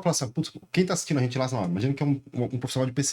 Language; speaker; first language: Portuguese; native; Portuguese